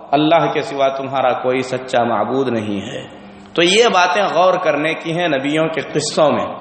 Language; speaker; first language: Urdu; native; Urdu